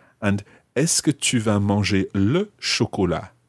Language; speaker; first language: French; non-native, fluent; English